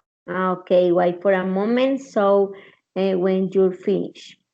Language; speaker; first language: English; non-native, learner; Spanish